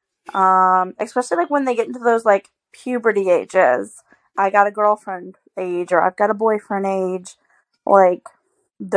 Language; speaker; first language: English; native; English